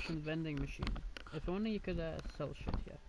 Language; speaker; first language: English; native; English